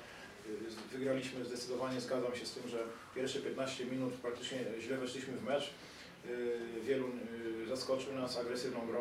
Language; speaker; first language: Polish; native; Polish